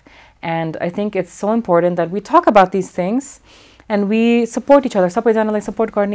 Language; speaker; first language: Nepali; early bilingual, heritage; English